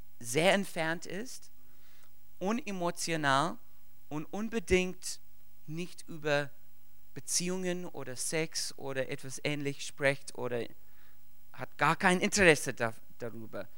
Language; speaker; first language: German; non-native, fluent; English